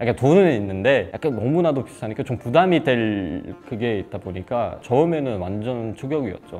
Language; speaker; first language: Korean; non-native, fluent; Uzbek